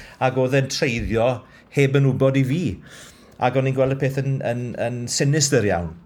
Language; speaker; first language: Welsh; native; Welsh